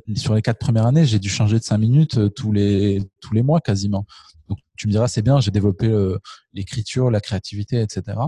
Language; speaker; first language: French; native; French